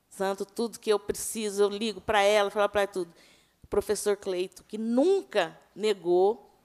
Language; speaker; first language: Portuguese; native; Portuguese